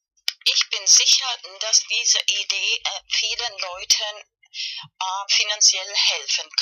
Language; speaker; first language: German; non-native, fluent; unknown